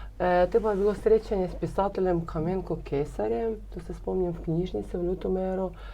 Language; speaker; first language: Slovenian; non-native, fluent; Ukrainian